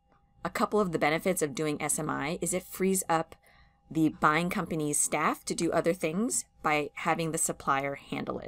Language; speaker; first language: English; native; English